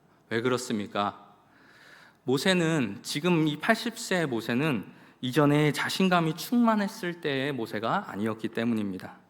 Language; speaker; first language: Korean; native; Korean